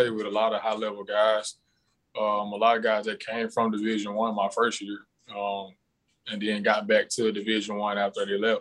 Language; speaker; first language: English; native; English